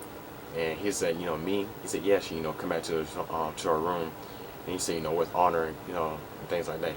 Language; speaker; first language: English; native; English